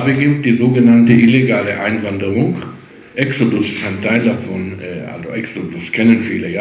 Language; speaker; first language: German; early bilingual, heritage; German